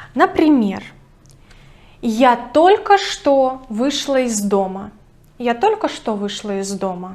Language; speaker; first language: Russian; native; Russian